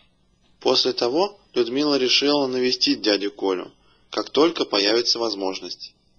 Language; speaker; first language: Russian; native; Russian